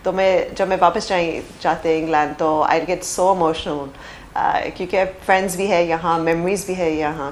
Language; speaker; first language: Hindi; early bilingual, heritage; English